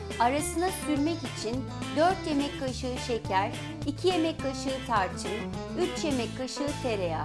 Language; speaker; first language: Turkish; native; Turkish